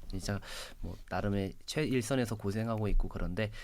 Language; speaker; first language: Korean; native; Korean